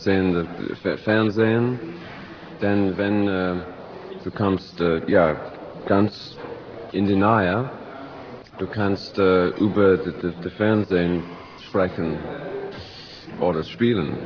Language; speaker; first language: German; non-native, learner; English